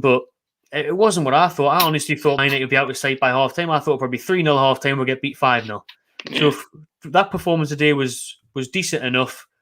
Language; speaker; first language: English; native; English